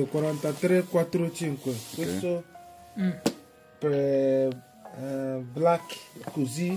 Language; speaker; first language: Italian; non-native, learner; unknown